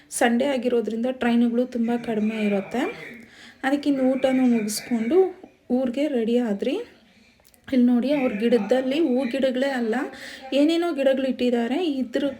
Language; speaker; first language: Kannada; non-native, local second language; Telugu